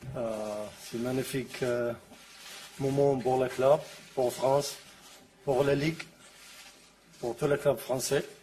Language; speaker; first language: French; non-native, learner; Arabic